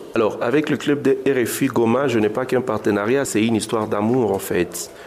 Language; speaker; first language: French; non-native, local second language; Swahili